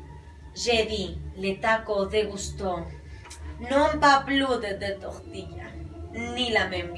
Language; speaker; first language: French; non-native, learner; Spanish